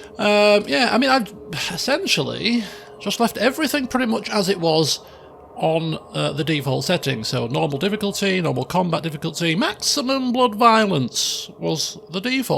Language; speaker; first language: English; native; English